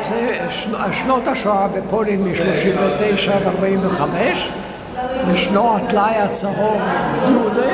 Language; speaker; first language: Hebrew; non-native, fluent; Yiddish